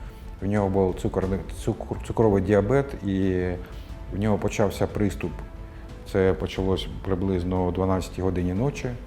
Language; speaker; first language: Ukrainian; non-native, local second language; Russian